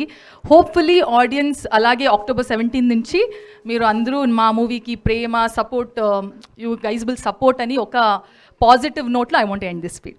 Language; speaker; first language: Telugu; non-native, local second language; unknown